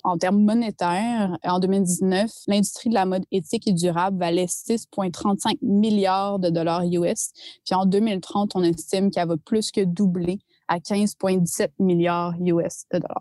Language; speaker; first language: French; native; French